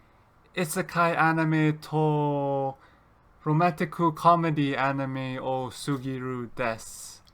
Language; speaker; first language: Japanese; non-native, learner; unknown